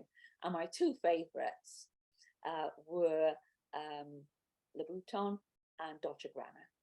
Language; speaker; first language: English; native; English